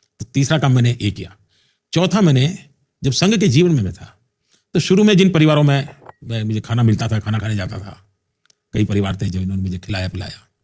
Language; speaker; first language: Hindi; non-native, local second language; Gujarati